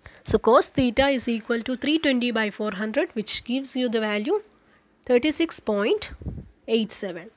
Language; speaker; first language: English; non-native, local second language; Malayalam